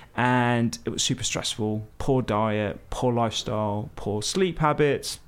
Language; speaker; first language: English; early bilingual, other home language; Hindi